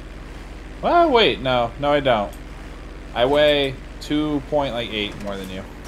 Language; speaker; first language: English; native; English